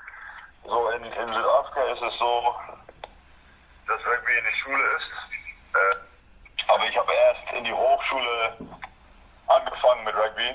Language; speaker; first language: German; non-native, fluent; Afrikaans